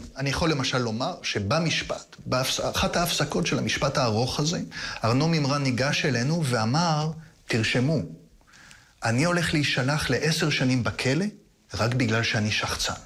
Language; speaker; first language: Hebrew; native; Hebrew